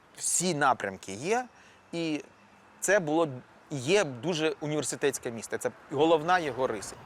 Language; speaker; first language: Ukrainian; native; Ukrainian